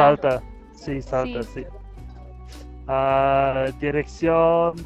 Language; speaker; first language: Spanish; non-native, learner; German